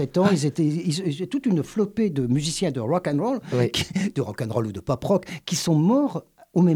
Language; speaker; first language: French; native; French